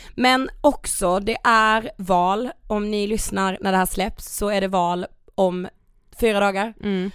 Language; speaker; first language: Swedish; native; Swedish